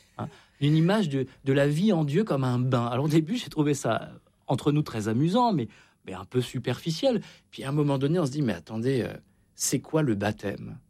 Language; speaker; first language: French; native; French